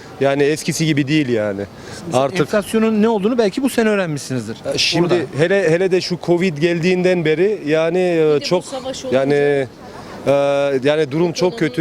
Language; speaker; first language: Turkish; early bilingual, heritage; Turkish